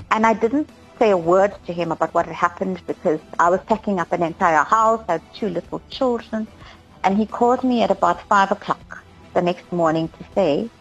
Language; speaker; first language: English; native; English